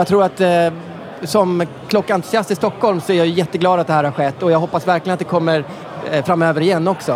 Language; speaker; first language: Swedish; native; Swedish